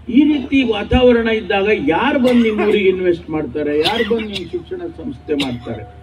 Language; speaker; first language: Kannada; native; Kannada